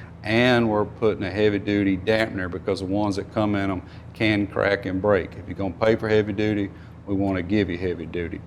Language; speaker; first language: English; native; English